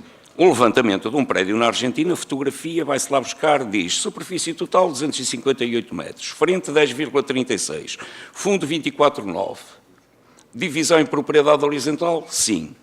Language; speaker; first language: Portuguese; native; Portuguese